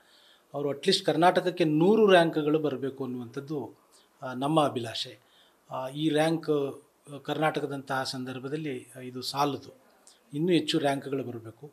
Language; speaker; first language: Kannada; native; Kannada